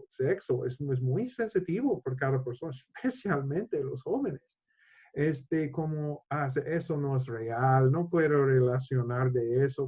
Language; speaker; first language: Spanish; non-native, learner; English